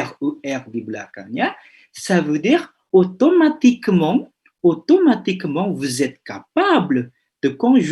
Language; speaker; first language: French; non-native, fluent; Indonesian